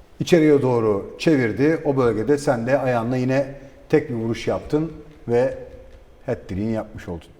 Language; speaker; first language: Turkish; native; Turkish